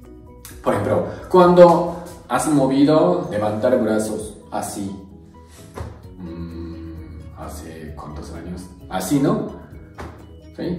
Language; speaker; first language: Spanish; non-native, learner; Japanese